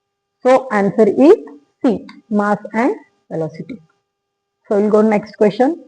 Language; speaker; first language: English; non-native, local second language; Marathi